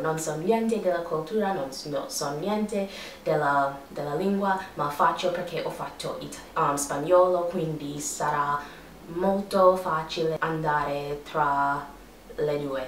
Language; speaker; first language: Italian; non-native, fluent; English